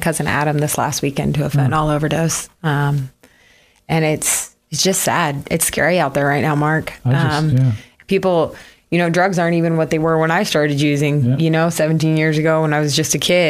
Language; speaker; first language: English; native; English